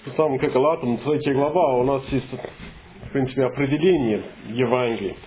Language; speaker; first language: Russian; non-native, fluent; English